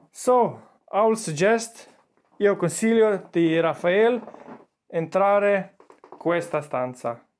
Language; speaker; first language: Italian; non-native, learner; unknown